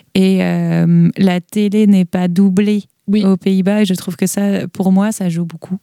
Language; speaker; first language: French; non-native, fluent; Dutch